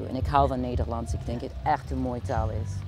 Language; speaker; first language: Dutch; non-native, fluent; Arabic